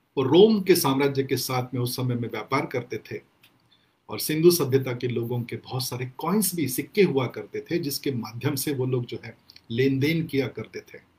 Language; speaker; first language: Hindi; non-native, local second language; Gondi